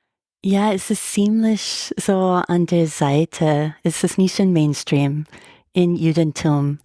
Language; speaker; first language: German; non-native, fluent; English